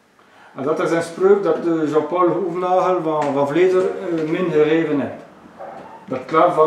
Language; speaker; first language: Dutch; non-native, local second language; French